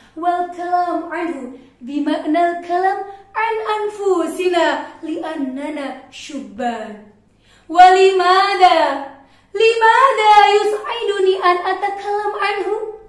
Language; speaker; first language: Arabic; non-native, learner; Indonesian